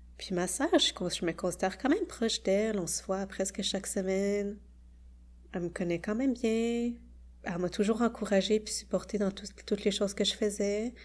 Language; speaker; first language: French; early bilingual, other home language; Khmer